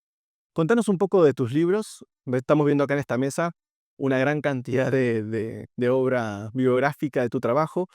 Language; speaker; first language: Spanish; native; Spanish